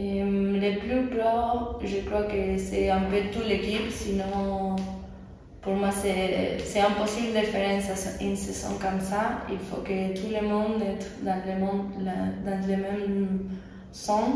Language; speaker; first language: French; non-native, fluent; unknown